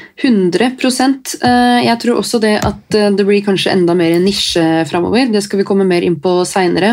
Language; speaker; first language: Norwegian; native; Norwegian